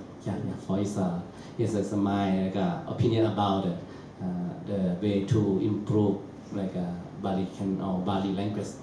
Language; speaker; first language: English; non-native, learner; Burmese